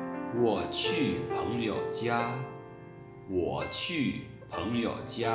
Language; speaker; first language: Chinese; non-native, fluent; Lao